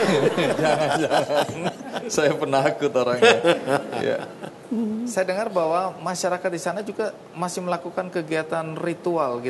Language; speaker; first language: Indonesian; native; Indonesian